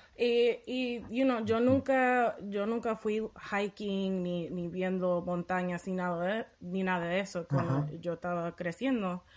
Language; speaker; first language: Spanish; early bilingual, heritage; Spanish